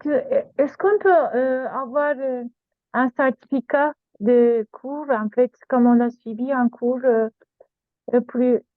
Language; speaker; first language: French; non-native, learner; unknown